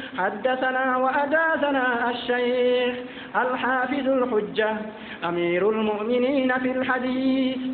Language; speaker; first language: Arabic; non-native, fluent; Bangla